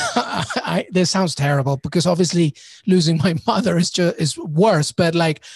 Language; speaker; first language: English; early bilingual, other home language; Spanish